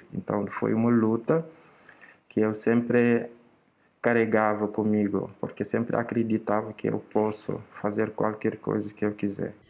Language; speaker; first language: Portuguese; non-native, fluent; Wolof